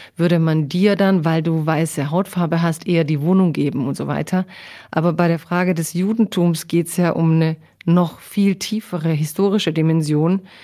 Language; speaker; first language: German; early bilingual, other home language; Croatian